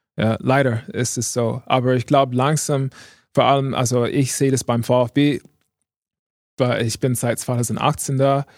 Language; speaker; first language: German; non-native, fluent; English